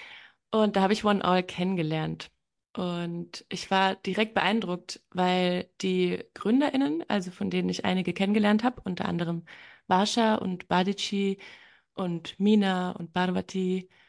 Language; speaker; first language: German; native; German